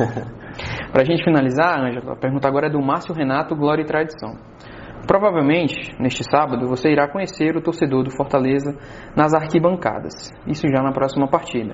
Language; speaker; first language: Portuguese; native; Portuguese